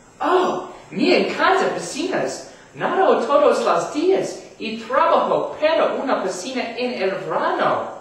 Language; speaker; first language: Spanish; non-native, learner; English